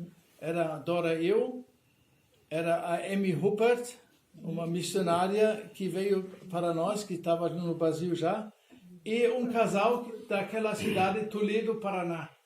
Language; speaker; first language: Portuguese; non-native, fluent; German